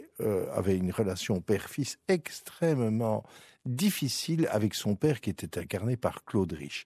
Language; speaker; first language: French; native; French